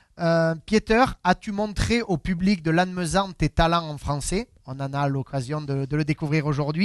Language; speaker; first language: French; native; French